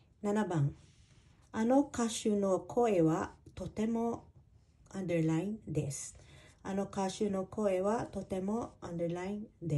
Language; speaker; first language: Japanese; non-native, fluent; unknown